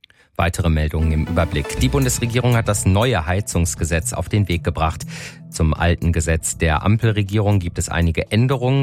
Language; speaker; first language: German; native; German